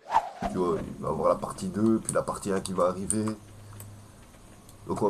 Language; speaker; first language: French; native; French